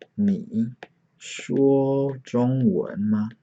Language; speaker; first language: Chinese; non-native, fluent; English